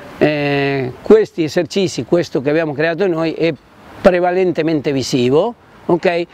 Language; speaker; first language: Italian; non-native, fluent; Spanish